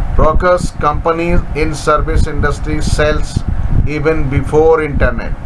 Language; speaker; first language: English; non-native, local second language; Hindi